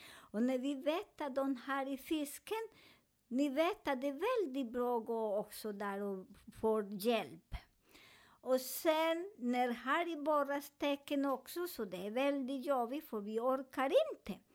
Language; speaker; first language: Swedish; non-native, learner; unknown